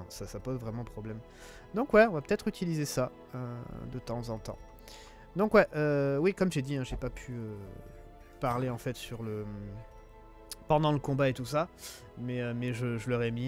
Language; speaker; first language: French; native; French